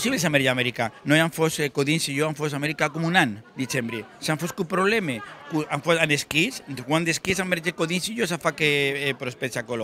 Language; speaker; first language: Romanian; non-native, learner; Spanish